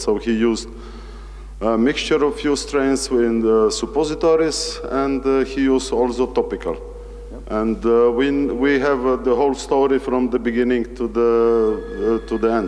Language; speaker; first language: English; non-native, fluent; Slovenian